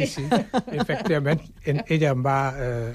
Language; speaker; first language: Catalan; non-native, fluent; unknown